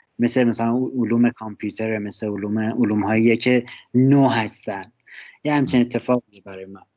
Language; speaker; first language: Persian; non-native, local second language; Azerbaijani